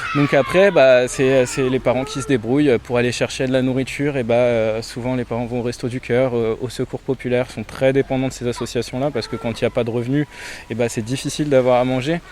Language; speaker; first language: French; native; French